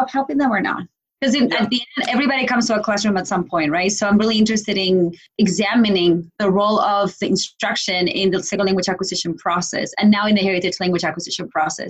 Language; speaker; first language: English; non-native, fluent; Spanish